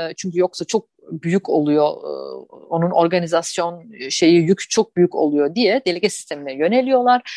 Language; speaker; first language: Turkish; early bilingual, heritage; Turkish